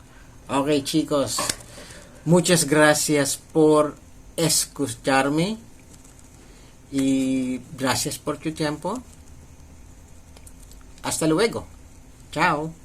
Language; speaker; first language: Spanish; non-native, learner; Filipino